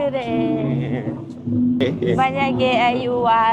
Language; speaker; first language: Korean; non-native, learner; Thai